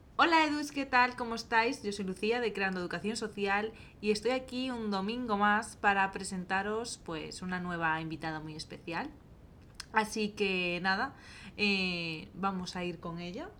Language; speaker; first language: Spanish; native; Spanish